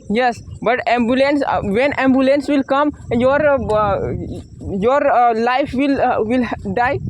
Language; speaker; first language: English; non-native, learner; Hindi